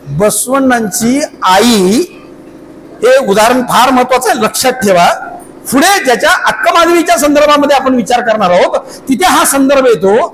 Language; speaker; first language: Marathi; non-native, local second language; Kannada